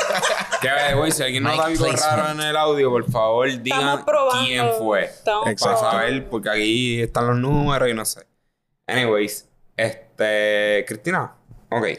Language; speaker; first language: Spanish; native; Spanish